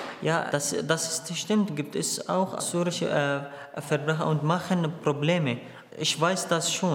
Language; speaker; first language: German; non-native, learner; Arabic